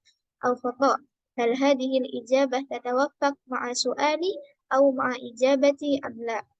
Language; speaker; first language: Arabic; non-native, learner; Indonesian